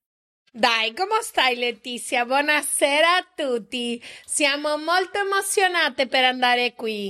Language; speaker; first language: Italian; non-native, learner; Spanish